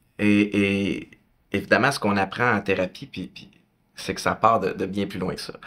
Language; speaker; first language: French; native; French